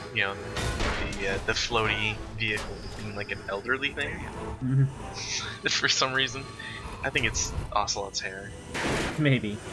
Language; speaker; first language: English; native; English